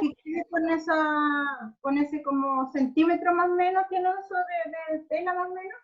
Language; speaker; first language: Spanish; native; Spanish